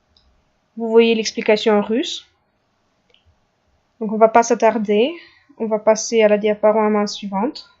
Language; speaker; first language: French; non-native, fluent; Russian